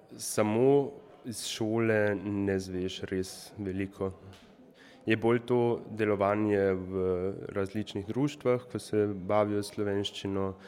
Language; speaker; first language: Slovenian; native; Slovenian